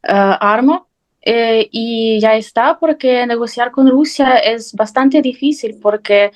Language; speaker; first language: Spanish; non-native, fluent; Ukrainian